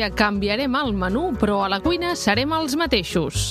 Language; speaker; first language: Catalan; native; Catalan